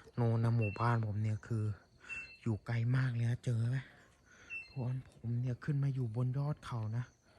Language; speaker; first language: Thai; non-native, local second language; S'gaw Karen